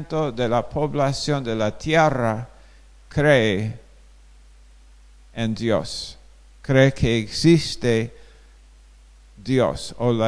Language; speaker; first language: Spanish; non-native, fluent; English